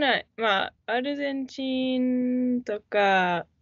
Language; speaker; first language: Japanese; non-native, learner; English